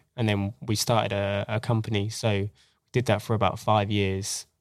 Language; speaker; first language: English; native; English